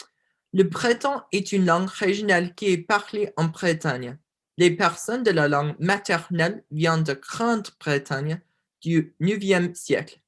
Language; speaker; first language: French; non-native, learner; English